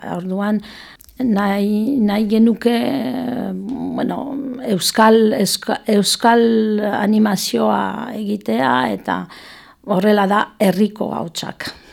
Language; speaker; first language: Basque; non-native, local second language; French